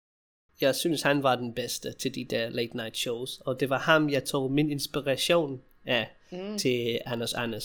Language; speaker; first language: Danish; non-native, fluent; English